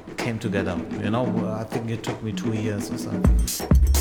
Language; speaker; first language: English; non-native, fluent; German